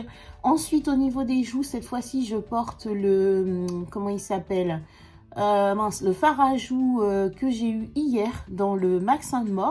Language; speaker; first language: French; native; French